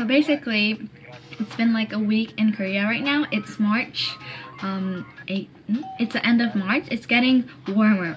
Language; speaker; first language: English; early bilingual, other home language; Japanese